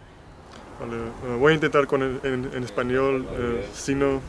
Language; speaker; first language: Spanish; non-native, fluent; Georgian